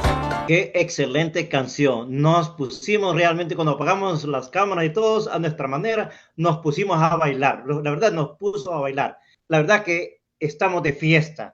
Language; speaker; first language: Spanish; native; Spanish